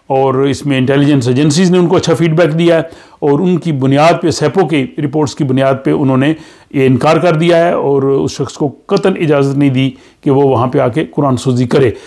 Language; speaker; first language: Urdu; native; Urdu